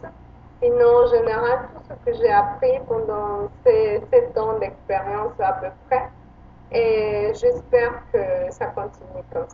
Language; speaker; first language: French; non-native, fluent; Spanish